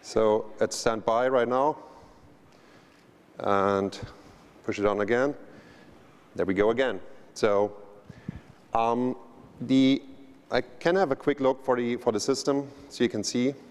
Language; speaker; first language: English; non-native, fluent; German